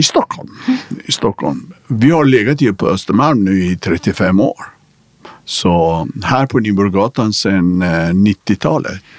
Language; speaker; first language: Swedish; non-native, fluent; Persian